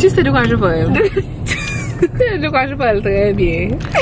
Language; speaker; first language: French; non-native, learner; Haitian Creole